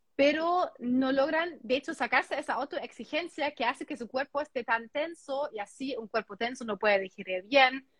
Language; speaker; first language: Spanish; non-native, fluent; German